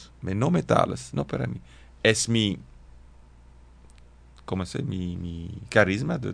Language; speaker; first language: Spanish; non-native, learner; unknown